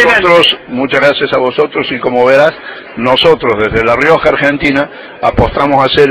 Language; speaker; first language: Spanish; native; Spanish